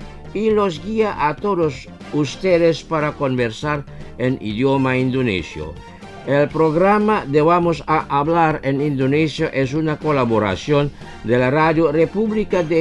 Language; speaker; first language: Spanish; non-native, fluent; Indonesian